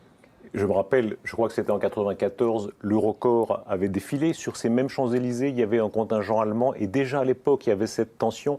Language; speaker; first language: French; native; French